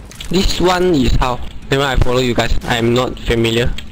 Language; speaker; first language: English; non-native, local second language; Chinese